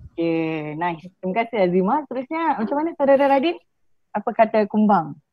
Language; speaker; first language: Malay; native; Malay